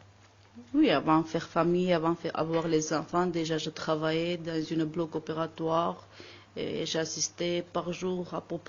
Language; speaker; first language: French; non-native, learner; Armenian